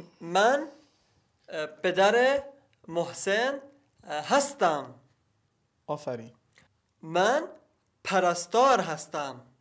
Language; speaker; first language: Persian; non-native, learner; Arabic